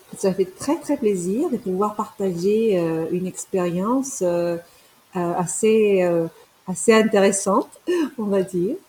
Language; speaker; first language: French; non-native, fluent; Spanish